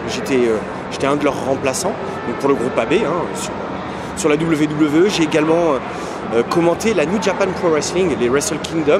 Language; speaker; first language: French; native; French